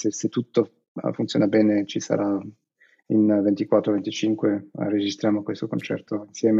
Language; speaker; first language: Italian; non-native, fluent; Russian